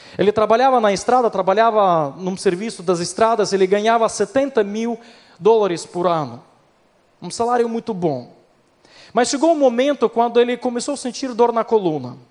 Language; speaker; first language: Portuguese; non-native, fluent; Ukrainian